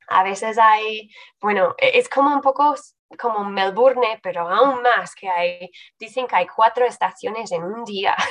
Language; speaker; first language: Spanish; non-native, fluent; English